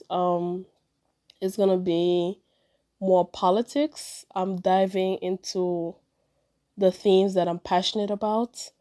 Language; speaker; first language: English; early bilingual, other home language; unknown